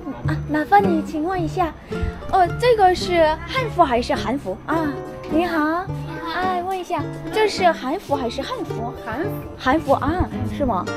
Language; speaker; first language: Chinese; non-native, learner; Korean